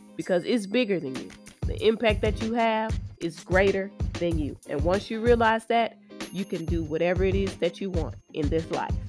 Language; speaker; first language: English; native; English